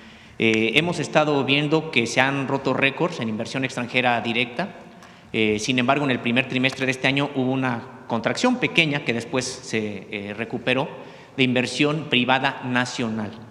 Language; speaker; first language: Spanish; native; Spanish